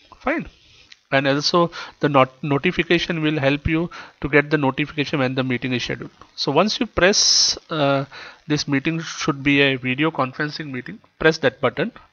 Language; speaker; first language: English; non-native, local second language; Kannada